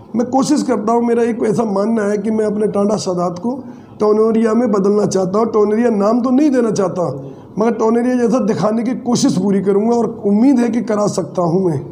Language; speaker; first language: Hindi; native; Hindi